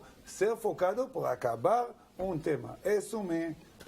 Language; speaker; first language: Portuguese; non-native, learner; Hebrew